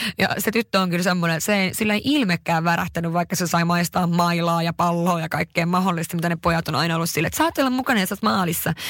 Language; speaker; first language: Finnish; early bilingual, heritage; Finnish